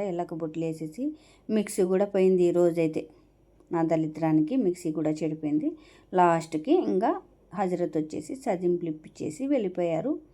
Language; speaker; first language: Telugu; non-native, local second language; Urdu